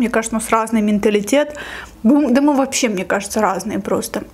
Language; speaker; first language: Russian; native; Russian